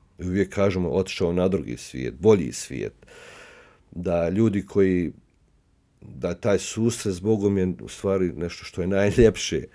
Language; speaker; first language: Bosnian; native; Bosnian